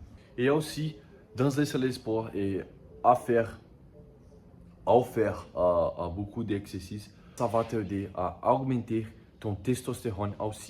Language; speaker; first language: French; non-native, learner; Portuguese